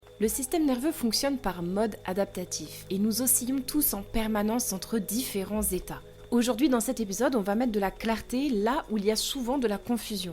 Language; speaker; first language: French; native; French